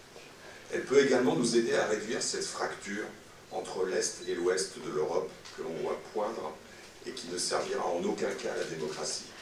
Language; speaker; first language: French; native; French